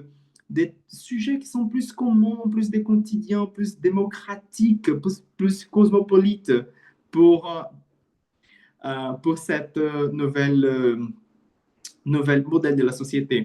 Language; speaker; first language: French; non-native, learner; Portuguese